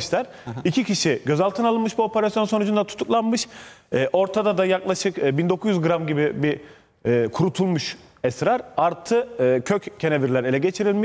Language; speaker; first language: Turkish; native; Turkish